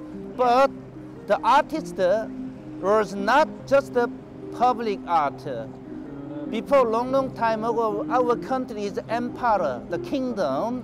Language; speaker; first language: English; non-native, learner; Korean